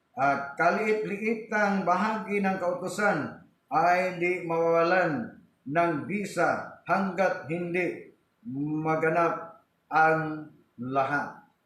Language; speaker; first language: Filipino; non-native, local second language; Cebuano